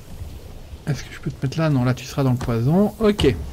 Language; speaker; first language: French; native; French